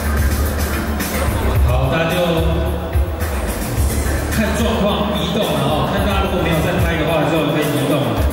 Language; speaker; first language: Chinese; native; Chinese